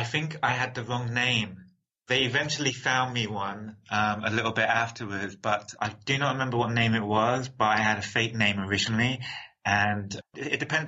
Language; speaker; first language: English; native; English